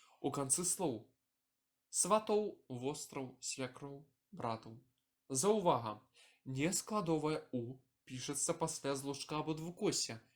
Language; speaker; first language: Belarusian; non-native, local second language; Russian